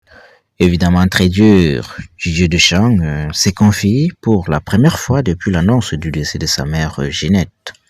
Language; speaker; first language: French; native; French